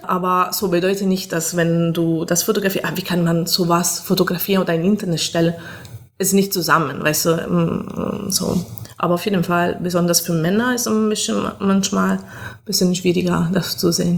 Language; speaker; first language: German; non-native, fluent; Italian